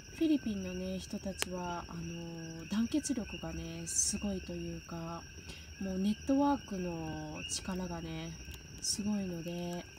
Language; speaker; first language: Japanese; native; Japanese